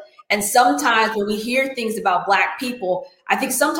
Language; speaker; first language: English; native; English